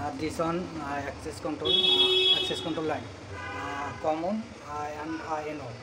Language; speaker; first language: English; non-native, learner; Bangla